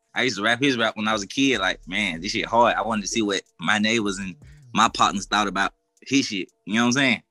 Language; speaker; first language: English; native; English